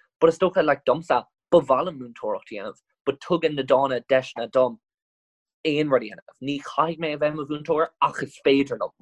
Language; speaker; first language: Irish; non-native, local second language; English